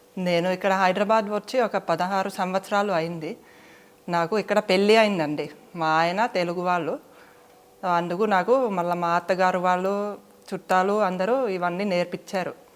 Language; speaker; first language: Telugu; non-native, fluent; Finnish